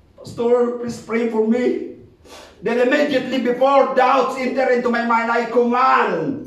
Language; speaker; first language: English; non-native, local second language; Filipino